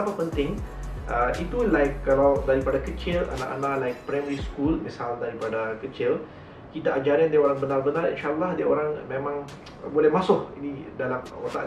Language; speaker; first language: Indonesian; non-native, learner; Malay